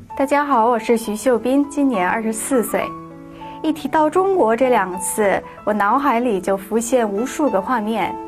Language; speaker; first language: Chinese; early bilingual, other home language; Korean